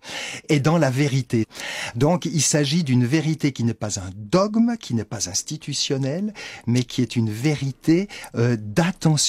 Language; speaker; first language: French; native; French